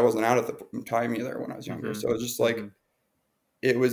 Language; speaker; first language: English; native; English